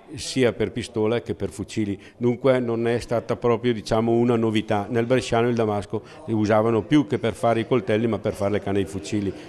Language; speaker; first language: Italian; native; Italian